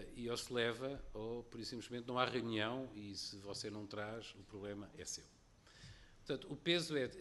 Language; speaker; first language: Portuguese; native; Portuguese